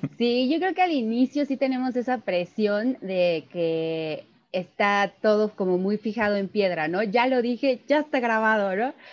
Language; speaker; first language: Spanish; native; Spanish